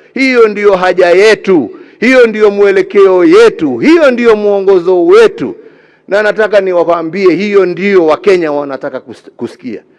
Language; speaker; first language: Swahili; non-native, local second language; Kikuyu